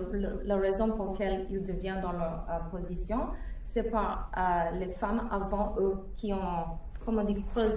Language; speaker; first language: French; non-native, fluent; English